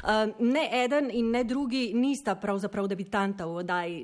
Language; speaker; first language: Slovenian; native; Slovenian